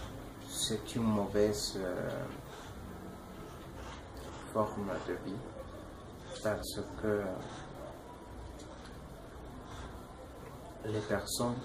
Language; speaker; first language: French; non-native, learner; Spanish